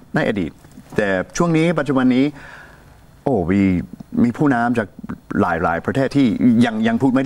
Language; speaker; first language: Thai; non-native, fluent; English